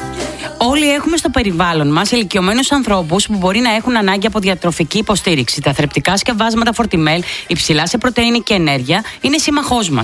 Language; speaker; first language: Greek; native; Greek